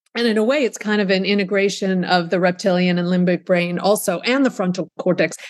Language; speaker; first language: English; early bilingual, other home language; Russian